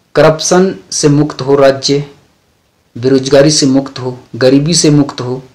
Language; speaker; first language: Hindi; native; Hindi